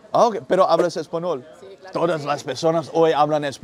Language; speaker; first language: Spanish; non-native, learner; Dutch